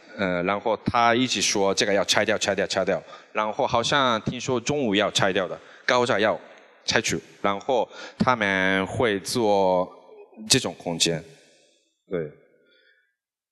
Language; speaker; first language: Chinese; non-native, fluent; Japanese